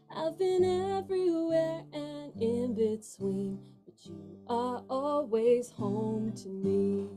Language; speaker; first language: English; native; English